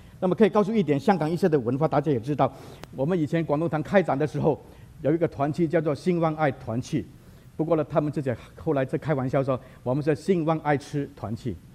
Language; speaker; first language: Chinese; native; Chinese